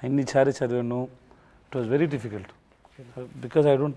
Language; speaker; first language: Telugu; non-native, learner; Tamil